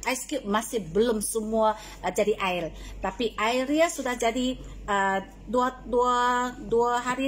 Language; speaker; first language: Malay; non-native, local second language; Min Nan Chinese